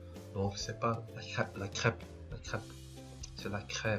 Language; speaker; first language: French; non-native, fluent; Portuguese